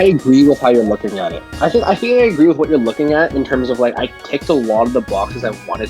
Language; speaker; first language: English; native; English